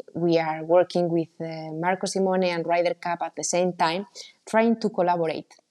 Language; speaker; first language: English; non-native, fluent; Spanish